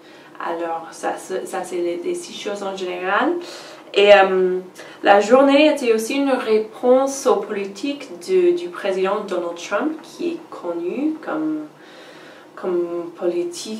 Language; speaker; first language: French; non-native, fluent; English